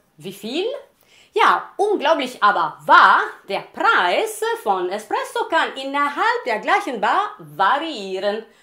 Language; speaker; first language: German; non-native, fluent; Italian